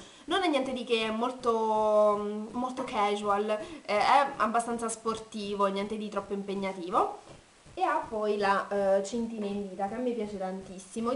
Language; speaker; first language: Italian; native; Italian